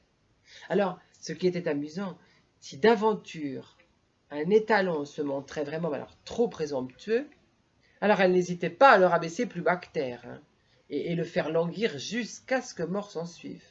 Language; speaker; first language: French; native; French